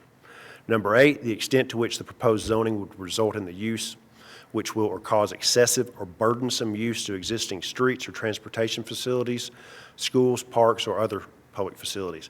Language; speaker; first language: English; native; English